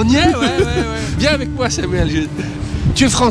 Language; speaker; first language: French; native; French